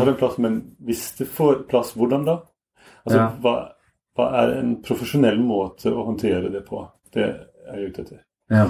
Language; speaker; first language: Norwegian; non-native, fluent; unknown